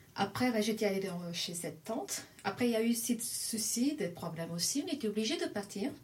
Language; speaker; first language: French; non-native, fluent; Portuguese